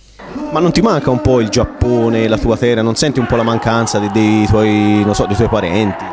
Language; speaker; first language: Italian; native; Italian